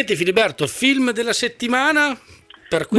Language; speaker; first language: Italian; native; Italian